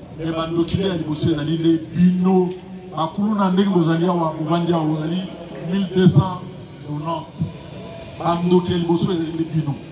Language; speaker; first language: Lingala; native; Lingala